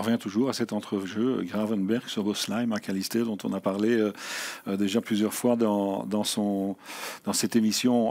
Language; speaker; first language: French; native; French